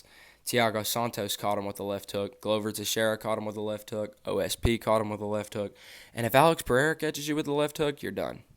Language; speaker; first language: English; native; English